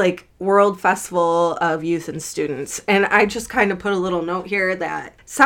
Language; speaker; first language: English; native; English